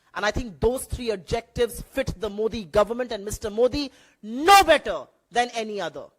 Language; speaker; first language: English; non-native, local second language; Hindi